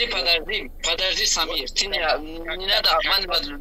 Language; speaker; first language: Russian; non-native, learner; Tajik